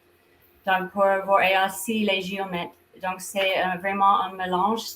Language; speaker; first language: French; non-native, fluent; English